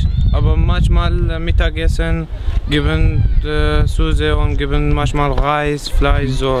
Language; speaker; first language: German; non-native, learner; Kurdish